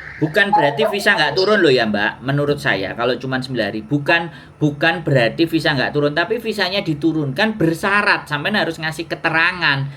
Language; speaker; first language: Indonesian; non-native, local second language; Javanese